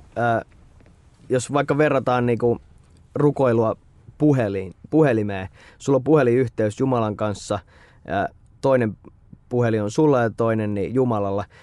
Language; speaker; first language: Finnish; native; Finnish